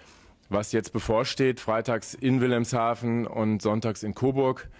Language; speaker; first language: German; native; German